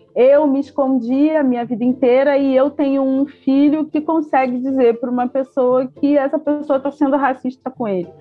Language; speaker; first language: Portuguese; native; Portuguese